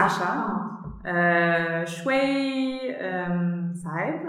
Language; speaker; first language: Arabic; non-native, learner; German